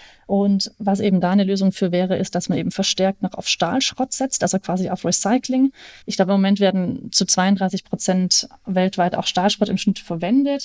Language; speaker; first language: German; native; German